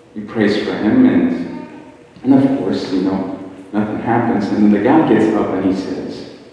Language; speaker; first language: English; native; English